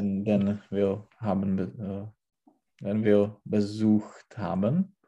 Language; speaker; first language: German; non-native, learner; Czech